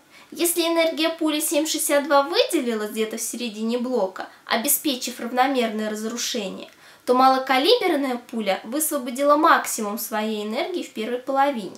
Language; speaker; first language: Russian; native; Russian